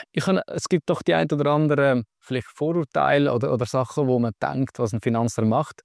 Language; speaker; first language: German; native; German